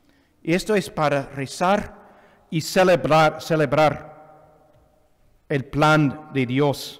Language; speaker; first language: Spanish; non-native, fluent; English